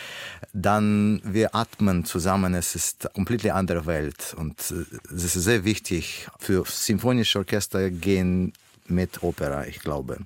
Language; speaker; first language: German; non-native, learner; Russian